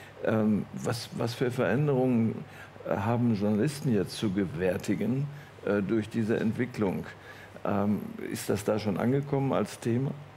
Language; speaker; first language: German; native; German